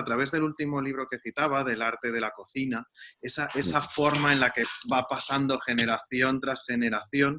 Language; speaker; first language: Spanish; native; Spanish